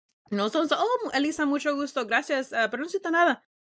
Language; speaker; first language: Spanish; early bilingual, heritage; Spanish